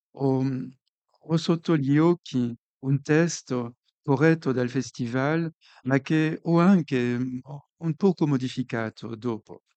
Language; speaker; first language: Italian; non-native, fluent; French